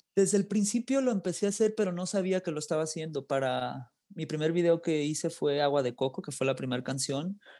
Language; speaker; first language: Spanish; early bilingual, heritage; Spanish